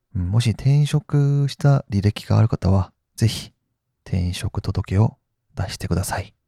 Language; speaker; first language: Japanese; non-native, fluent; Korean